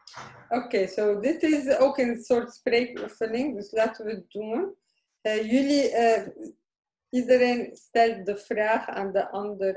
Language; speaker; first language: Dutch; non-native, fluent; Arabic